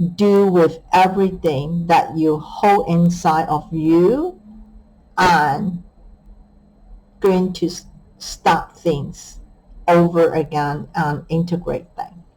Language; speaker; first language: English; non-native, fluent; Chinese